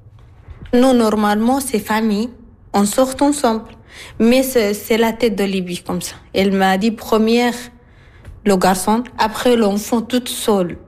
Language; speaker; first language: French; non-native, learner; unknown